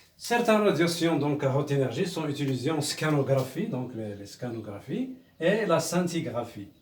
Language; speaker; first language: French; non-native, local second language; Arabic